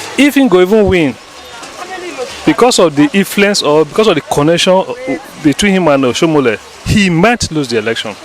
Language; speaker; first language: Nigerian Pidgin; native; Nigerian Pidgin